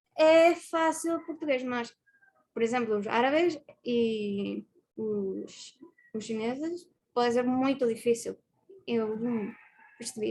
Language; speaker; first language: Portuguese; non-native, fluent; Spanish